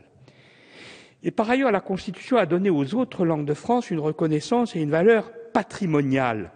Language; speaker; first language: French; native; French